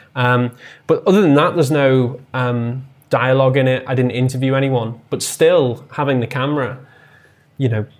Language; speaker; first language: English; native; English